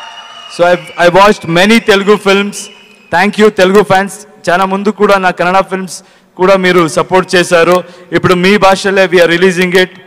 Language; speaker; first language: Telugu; non-native, learner; Kannada